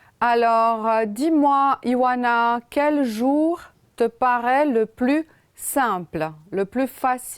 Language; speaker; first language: French; non-native, fluent; Romanian